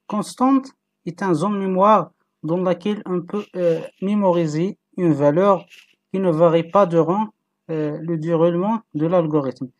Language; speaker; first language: French; non-native, local second language; Arabic